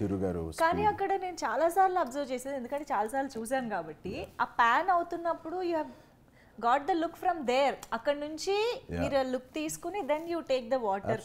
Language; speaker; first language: Telugu; native; Telugu